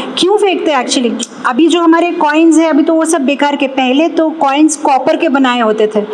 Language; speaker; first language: Hindi; non-native, local second language; Telugu